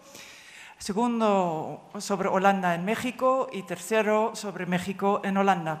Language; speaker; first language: Spanish; non-native, fluent; Dutch